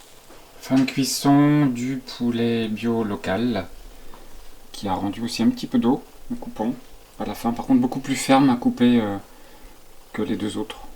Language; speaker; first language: French; native; French